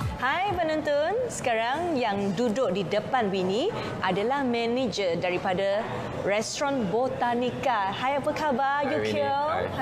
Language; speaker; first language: Malay; native; Malay